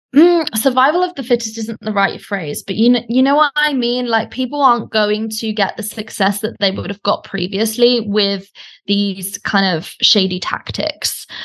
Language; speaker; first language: English; native; English